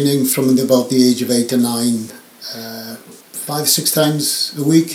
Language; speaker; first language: English; native; English